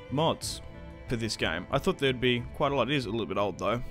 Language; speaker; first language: English; native; English